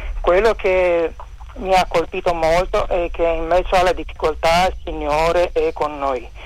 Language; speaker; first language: Italian; non-native, fluent; Romanian